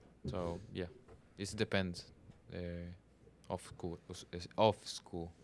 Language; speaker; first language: English; non-native, learner; Spanish